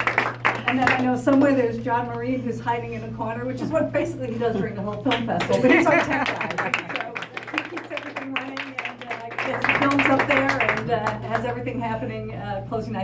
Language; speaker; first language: English; native; English